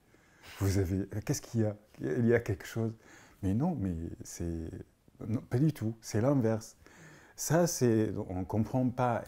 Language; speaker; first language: French; non-native, fluent; Arabic